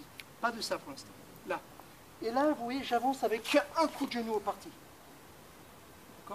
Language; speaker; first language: French; native; French